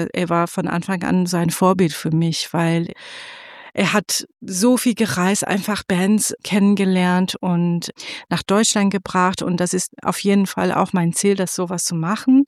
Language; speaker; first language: German; non-native, fluent; Persian